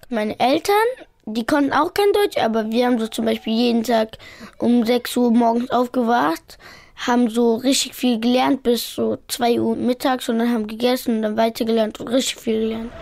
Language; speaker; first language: German; early bilingual, other home language; Pashto